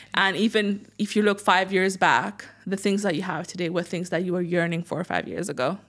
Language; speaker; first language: English; non-native, fluent; French